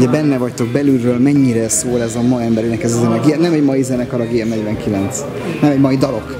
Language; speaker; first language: Hungarian; native; Hungarian